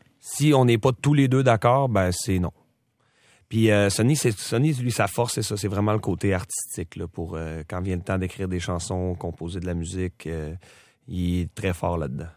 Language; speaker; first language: French; native; French